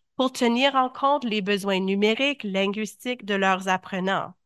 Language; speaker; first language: French; native; French